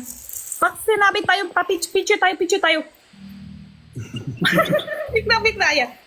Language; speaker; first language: Filipino; non-native, learner; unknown